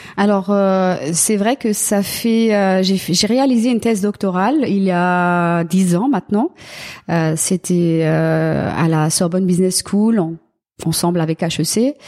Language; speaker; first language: French; non-native, fluent; German